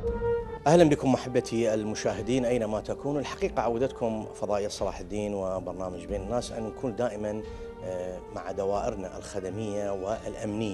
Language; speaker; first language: Arabic; native; Arabic